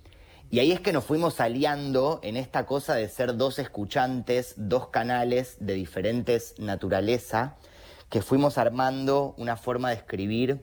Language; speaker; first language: Spanish; native; Spanish